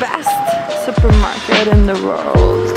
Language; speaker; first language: English; non-native, fluent; Turkish